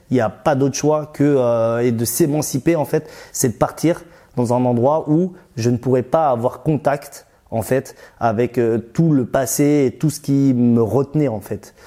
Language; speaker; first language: French; early bilingual, other home language; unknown